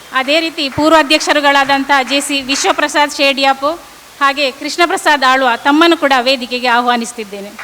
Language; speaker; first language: Kannada; native; Kannada